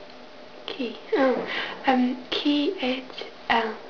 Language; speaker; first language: French; non-native, learner; English